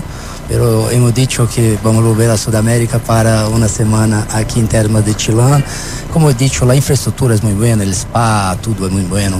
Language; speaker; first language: Spanish; non-native, learner; Portuguese